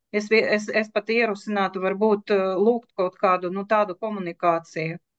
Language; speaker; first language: Latvian; non-native, local second language; Russian